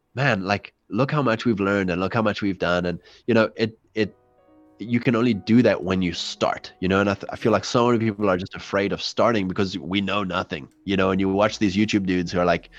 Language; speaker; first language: English; native; English